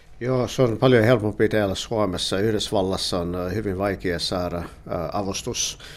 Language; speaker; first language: Finnish; early bilingual, heritage; English